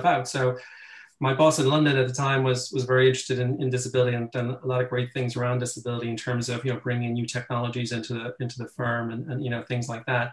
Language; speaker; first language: English; native; English